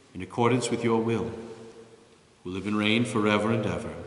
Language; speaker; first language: English; native; English